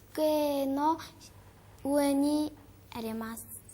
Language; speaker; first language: Japanese; non-native, learner; Mongolian